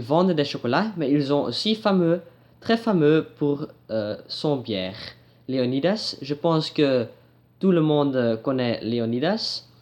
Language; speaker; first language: French; non-native, learner; Dutch